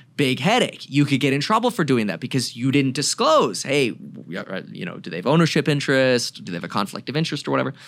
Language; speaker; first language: English; native; English